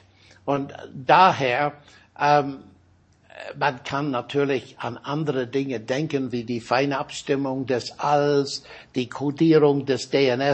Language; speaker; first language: German; non-native, fluent; English